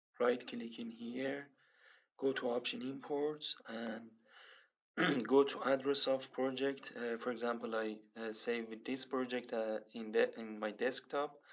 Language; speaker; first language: English; non-native, learner; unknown